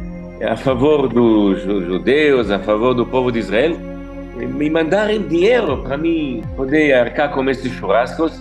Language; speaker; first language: Portuguese; non-native, fluent; Hebrew